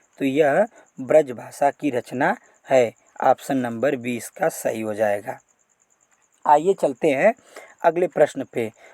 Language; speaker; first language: Hindi; native; Hindi